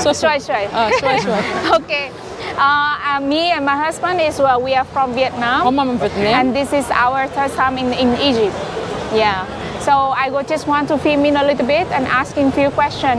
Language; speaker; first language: English; non-native, learner; Vietnamese